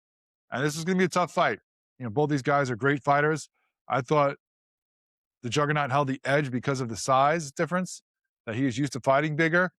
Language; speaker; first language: English; native; English